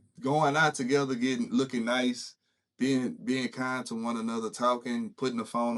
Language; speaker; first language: English; native; English